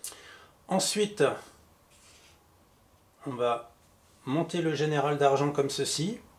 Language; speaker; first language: French; native; French